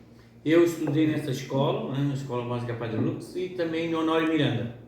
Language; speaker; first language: Portuguese; native; Portuguese